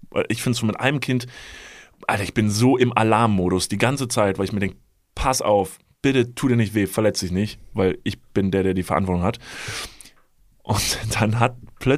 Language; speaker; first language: German; native; German